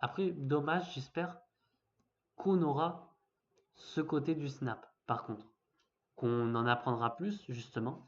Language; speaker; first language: French; native; French